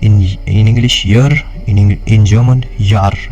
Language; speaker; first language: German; non-native, learner; Marathi